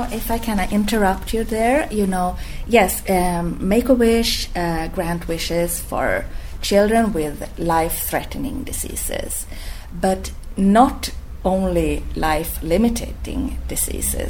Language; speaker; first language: English; non-native, fluent; Swedish